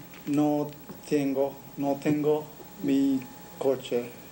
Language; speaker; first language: Spanish; non-native, learner; Japanese